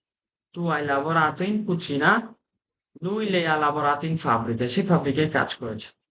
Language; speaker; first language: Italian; non-native, fluent; Bangla